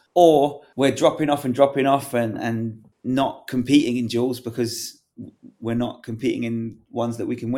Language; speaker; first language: English; native; English